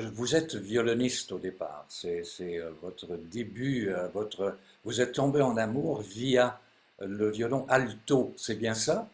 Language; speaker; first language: French; native; French